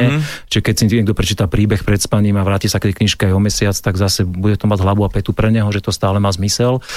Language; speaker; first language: Slovak; native; Slovak